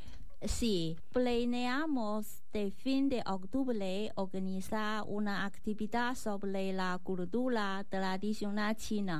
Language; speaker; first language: Spanish; non-native, learner; Chinese